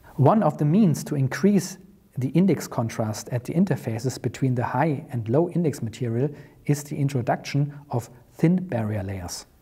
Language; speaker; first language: English; non-native, fluent; German